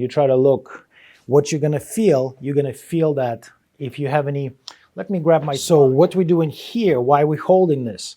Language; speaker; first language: English; non-native, fluent; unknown